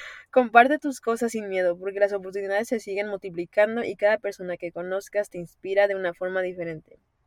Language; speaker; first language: Spanish; early bilingual, heritage; Spanish